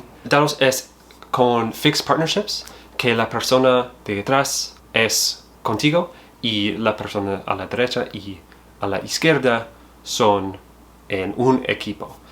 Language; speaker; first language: Spanish; non-native, learner; English